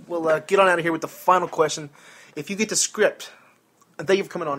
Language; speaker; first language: English; native; English